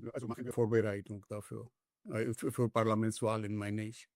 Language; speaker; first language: German; non-native, learner; Georgian